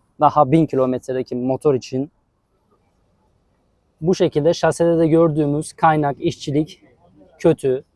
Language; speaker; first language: Turkish; native; Turkish